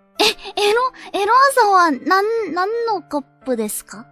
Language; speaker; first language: Japanese; non-native, learner; Korean